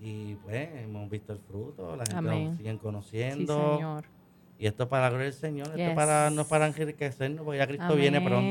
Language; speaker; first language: Spanish; native; Spanish